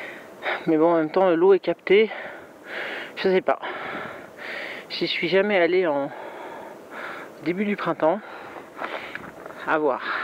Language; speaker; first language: French; native; French